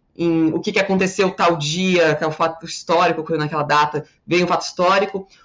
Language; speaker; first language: Portuguese; native; Portuguese